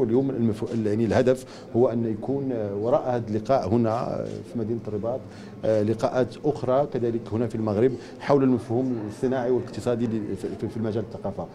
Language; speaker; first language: Arabic; native; Arabic